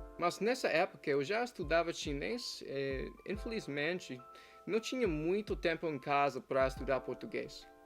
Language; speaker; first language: Portuguese; non-native, fluent; English